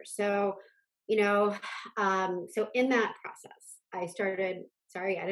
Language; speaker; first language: English; native; English